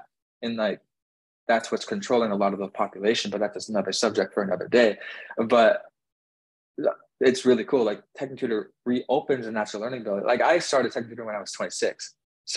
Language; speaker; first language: English; native; English